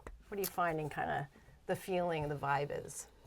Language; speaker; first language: English; native; English